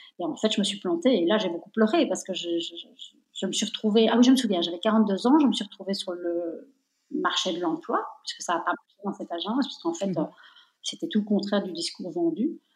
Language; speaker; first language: French; native; French